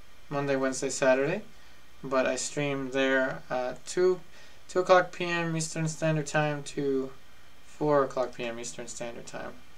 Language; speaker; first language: English; early bilingual, other home language; Spanish